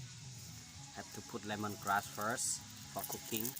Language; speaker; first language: English; non-native, learner; Lao